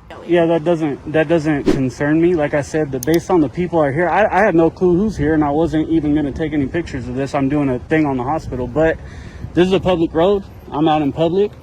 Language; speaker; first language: English; native; English